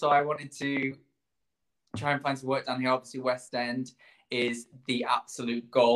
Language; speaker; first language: English; native; English